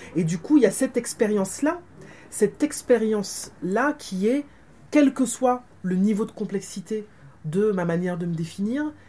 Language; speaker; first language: French; native; French